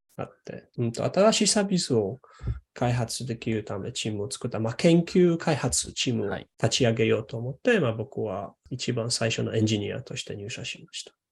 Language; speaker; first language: Japanese; non-native, fluent; Polish